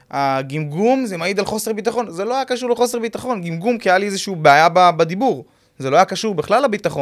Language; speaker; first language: Hebrew; native; Hebrew